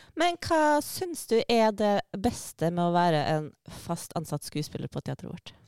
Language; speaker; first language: Norwegian; native; Norwegian